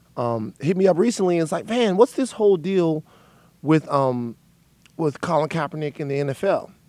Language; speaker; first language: English; native; English